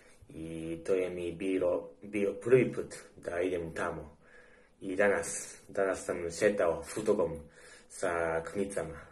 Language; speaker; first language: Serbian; non-native, learner; Japanese